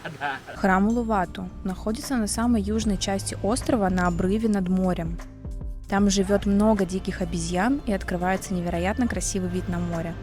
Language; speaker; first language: Russian; native; Russian